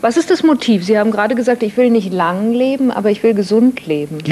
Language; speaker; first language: German; native; German